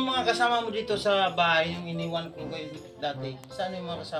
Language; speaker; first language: Filipino; non-native, local second language; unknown